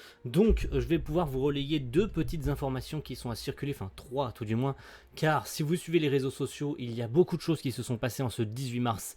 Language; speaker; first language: French; native; French